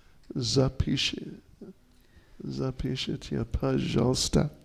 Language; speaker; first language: Russian; non-native, learner; English